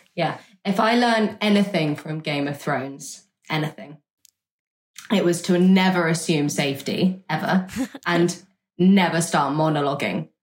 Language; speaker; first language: English; native; English